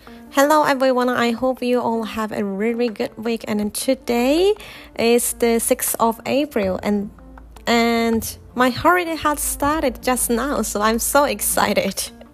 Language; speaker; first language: English; non-native, fluent; Japanese